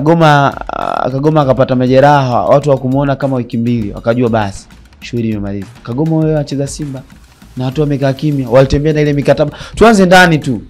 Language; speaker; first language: Swahili; native; Swahili